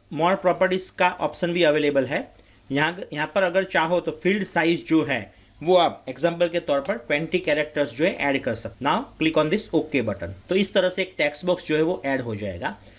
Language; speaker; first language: Hindi; non-native, local second language; Gujarati